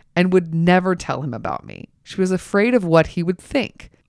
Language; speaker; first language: English; native; English